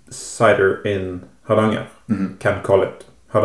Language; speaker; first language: English; non-native, fluent; Norwegian